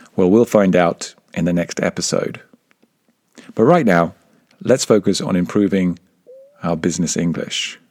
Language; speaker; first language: English; native; English